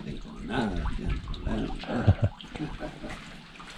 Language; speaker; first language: Spanish; non-native, local second language; Galician